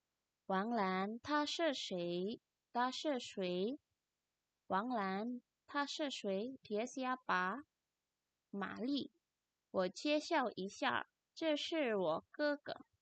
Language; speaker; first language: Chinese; non-native, fluent; Indonesian